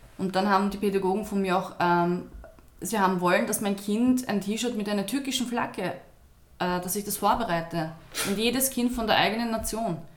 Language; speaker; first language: German; early bilingual, other home language; Turkish